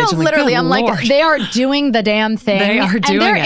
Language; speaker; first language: English; native; English